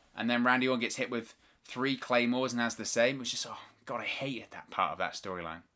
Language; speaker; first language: English; native; English